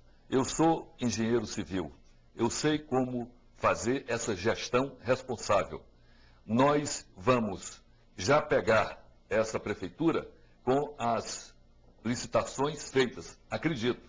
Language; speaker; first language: Portuguese; native; Portuguese